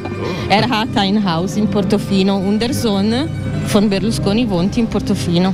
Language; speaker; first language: German; non-native, fluent; Italian